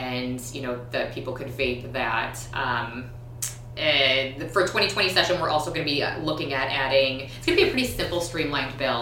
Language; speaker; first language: English; native; English